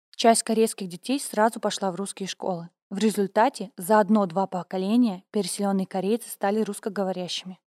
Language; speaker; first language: Russian; native; Russian